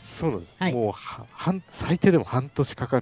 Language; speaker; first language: Japanese; native; Japanese